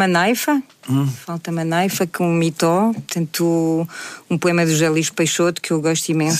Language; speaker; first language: Portuguese; native; Portuguese